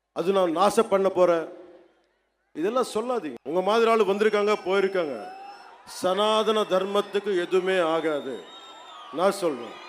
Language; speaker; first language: Tamil; non-native, learner; Telugu